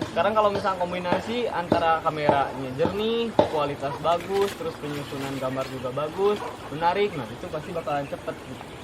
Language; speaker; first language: Indonesian; non-native, local second language; Sundanese